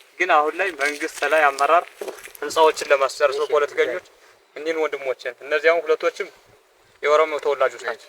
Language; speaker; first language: Amharic; native; Amharic